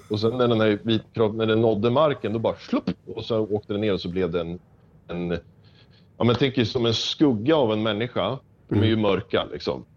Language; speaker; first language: Swedish; native; Swedish